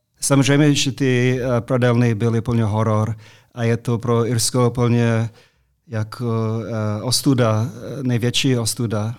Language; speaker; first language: Czech; non-native, fluent; English